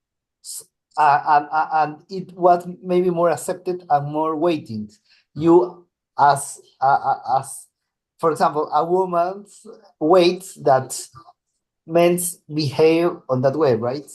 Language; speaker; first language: English; non-native, learner; Spanish